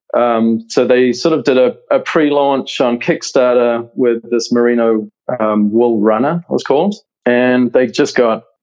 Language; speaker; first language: English; native; English